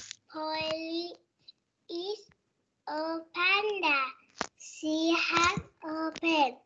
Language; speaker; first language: English; non-native, learner; Vietnamese